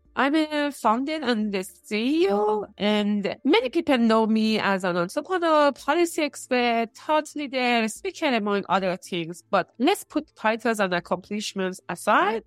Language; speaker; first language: English; non-native, fluent; Persian